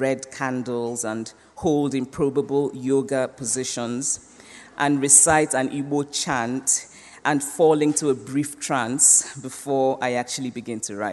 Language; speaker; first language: English; non-native, local second language; Igbo